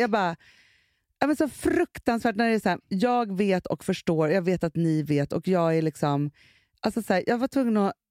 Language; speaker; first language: Swedish; native; Swedish